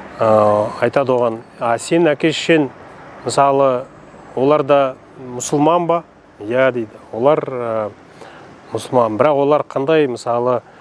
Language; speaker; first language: Kazakh; non-native, local second language; Russian